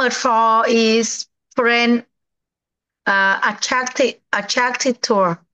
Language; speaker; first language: English; non-native, learner; Vietnamese